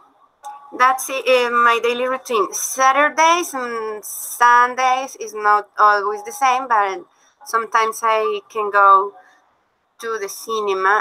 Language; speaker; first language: English; non-native, learner; Spanish